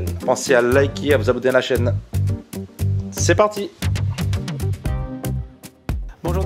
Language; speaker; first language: French; native; French